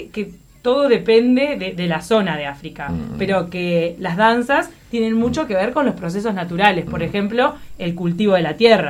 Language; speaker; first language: Spanish; native; Spanish